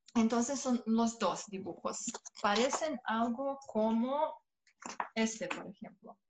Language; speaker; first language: Spanish; non-native, fluent; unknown